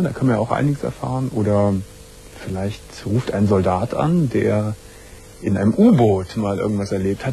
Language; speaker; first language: German; native; German